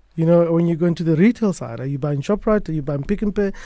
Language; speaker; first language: English; non-native, local second language; Tswana